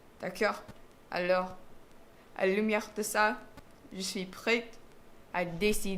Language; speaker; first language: French; non-native, fluent; English